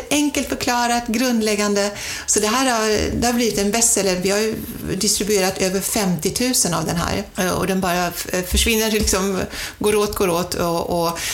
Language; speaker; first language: Swedish; non-native, fluent; German